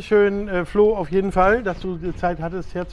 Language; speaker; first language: German; native; German